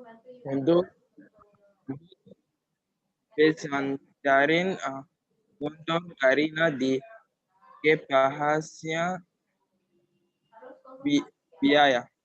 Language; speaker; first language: Indonesian; non-native, learner; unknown